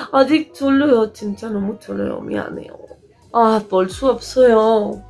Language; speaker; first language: Korean; non-native, learner; Spanish